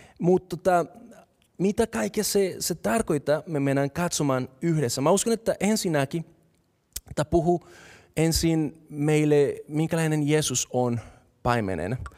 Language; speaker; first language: Finnish; non-native, fluent; Spanish